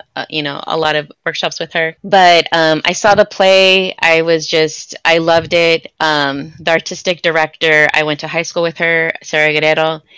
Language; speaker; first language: English; native; English